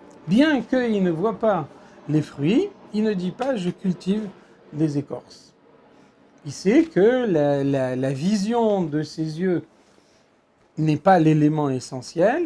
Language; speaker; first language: French; native; French